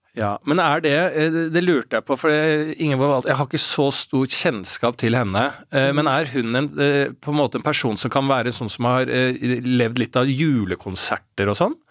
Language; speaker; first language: Norwegian; native; Norwegian